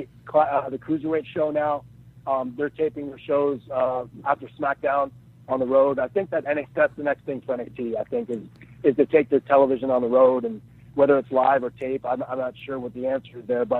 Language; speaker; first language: English; native; English